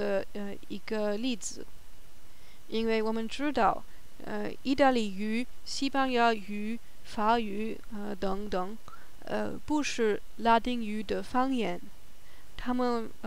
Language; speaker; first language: Chinese; non-native, learner; German